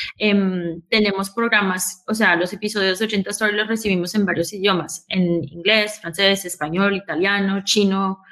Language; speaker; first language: Spanish; early bilingual, heritage; Spanish